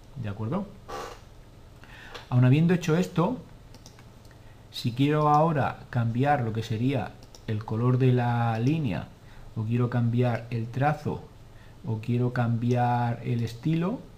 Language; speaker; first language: Spanish; native; Spanish